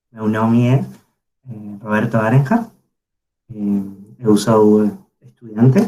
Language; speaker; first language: Portuguese; non-native, learner; Spanish